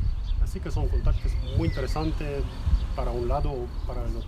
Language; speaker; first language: Spanish; non-native, fluent; French